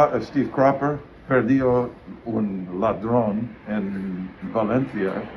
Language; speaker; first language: Spanish; non-native, learner; English